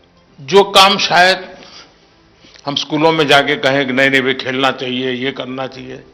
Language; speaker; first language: Hindi; non-native, local second language; Gujarati